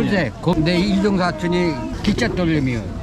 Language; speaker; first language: Korean; native; Korean